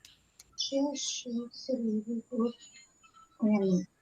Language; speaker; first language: French; non-native, learner; Spanish